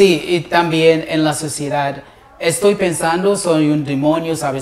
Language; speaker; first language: Spanish; non-native, learner; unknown